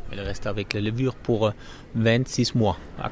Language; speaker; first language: French; non-native, fluent; German